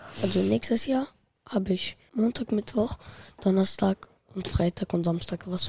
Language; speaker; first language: German; early bilingual, other home language; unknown